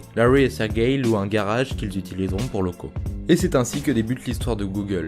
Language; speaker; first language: French; native; French